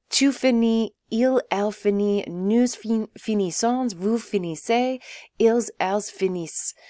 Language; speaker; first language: French; non-native, fluent; English